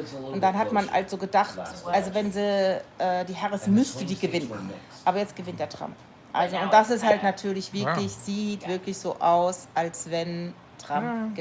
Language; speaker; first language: German; native; German